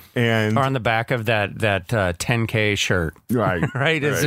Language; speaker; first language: English; native; English